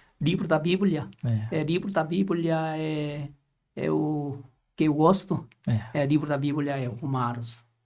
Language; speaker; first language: Portuguese; non-native, learner; Korean